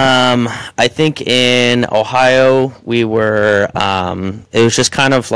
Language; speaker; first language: English; native; English